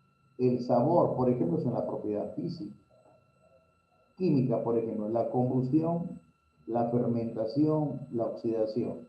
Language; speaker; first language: Spanish; native; Spanish